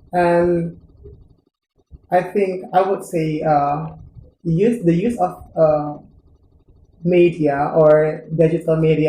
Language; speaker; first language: English; non-native, learner; Indonesian